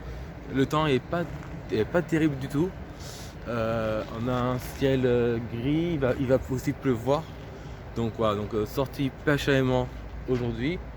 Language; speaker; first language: French; native; French